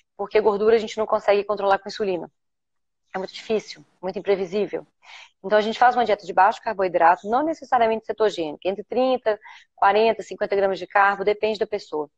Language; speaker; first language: Portuguese; native; Portuguese